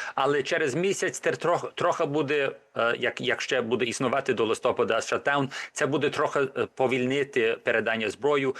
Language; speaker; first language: Ukrainian; early bilingual, heritage; Ukrainian